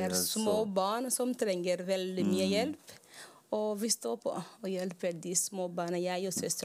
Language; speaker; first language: Norwegian; non-native, learner; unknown